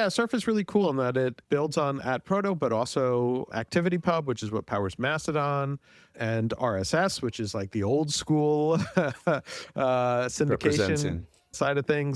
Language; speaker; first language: English; native; English